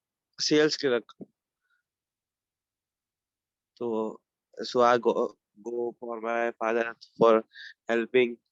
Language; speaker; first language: English; non-native, learner; Urdu